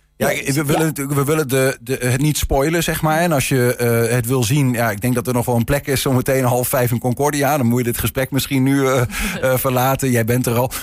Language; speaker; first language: Dutch; native; Dutch